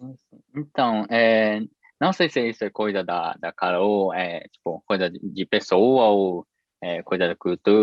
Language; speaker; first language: Portuguese; non-native, fluent; Japanese